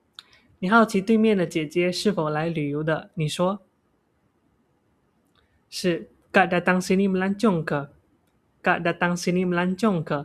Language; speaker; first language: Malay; non-native, local second language; Chinese